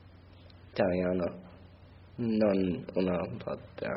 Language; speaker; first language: Italian; non-native, learner; English